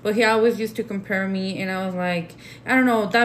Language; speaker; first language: English; non-native, fluent; Spanish